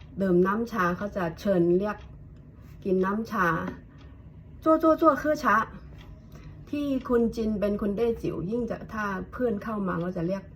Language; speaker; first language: Thai; non-native, fluent; Hakka Chinese